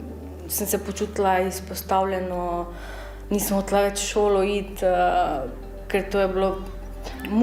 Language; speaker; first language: Slovenian; early bilingual, other home language; Albanian